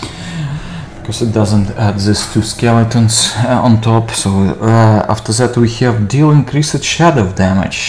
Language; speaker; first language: English; non-native, fluent; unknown